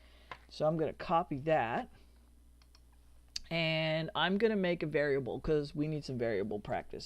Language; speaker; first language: English; native; English